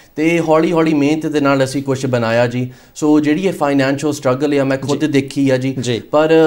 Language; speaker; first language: Punjabi; early bilingual, heritage; Punjabi